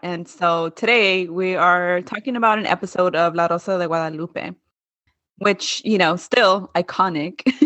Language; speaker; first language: English; native; English